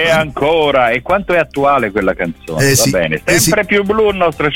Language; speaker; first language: Italian; native; Italian